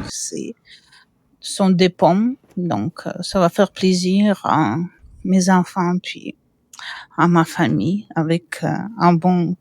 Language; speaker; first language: French; non-native, fluent; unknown